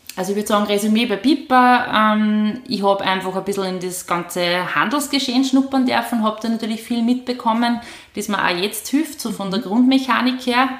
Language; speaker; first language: German; native; German